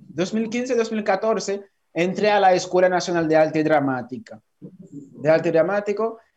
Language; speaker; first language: Spanish; non-native, fluent; Haitian Creole